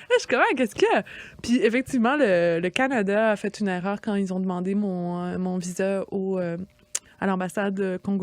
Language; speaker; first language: French; native; French